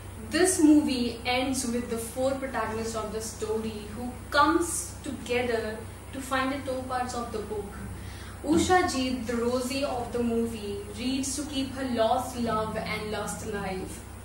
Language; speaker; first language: English; non-native, local second language; Hindi